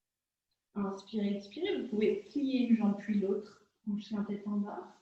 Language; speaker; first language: French; native; French